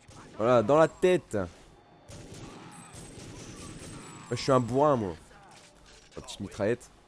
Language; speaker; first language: French; native; French